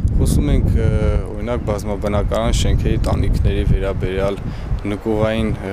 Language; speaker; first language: Armenian; native; Armenian